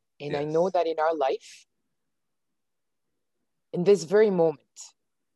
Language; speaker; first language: English; non-native, fluent; Hebrew